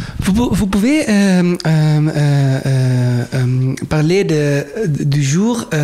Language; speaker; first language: French; non-native, learner; Dutch